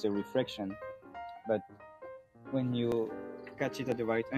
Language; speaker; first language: English; non-native, fluent; French